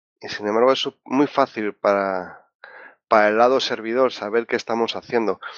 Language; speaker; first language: Spanish; native; Spanish